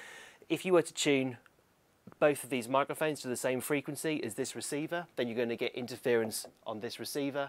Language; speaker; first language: English; native; English